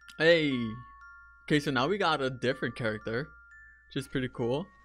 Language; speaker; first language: English; native; English